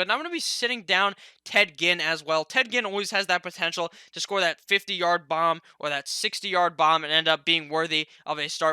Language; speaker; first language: English; native; English